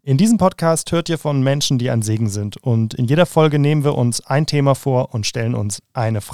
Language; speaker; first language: German; native; German